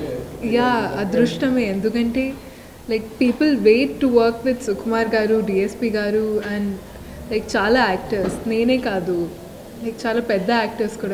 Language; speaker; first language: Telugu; non-native, local second language; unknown